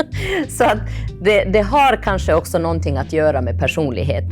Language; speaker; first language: Swedish; early bilingual, other home language; Finnish